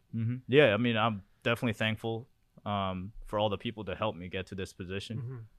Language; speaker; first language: English; early bilingual, other home language; Korean